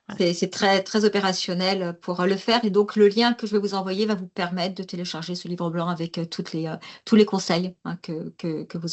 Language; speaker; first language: French; native; French